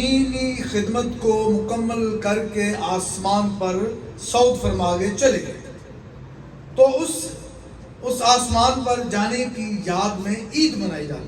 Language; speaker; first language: Urdu; native; Urdu